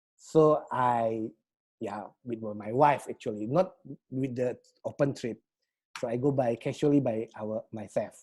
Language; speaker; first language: English; non-native, learner; Indonesian